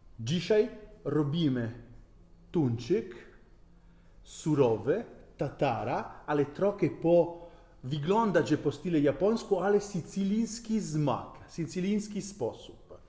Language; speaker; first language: Polish; non-native, learner; Italian